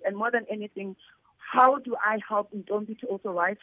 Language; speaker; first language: English; non-native, local second language; Southern Sotho